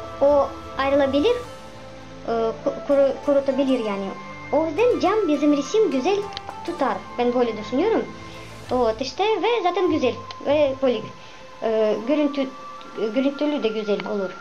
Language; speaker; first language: Turkish; non-native, learner; Russian